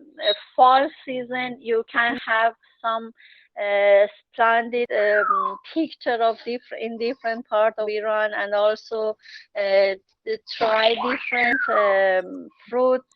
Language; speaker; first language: English; non-native, learner; Persian